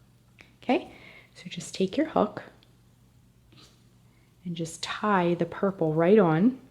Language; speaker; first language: English; native; English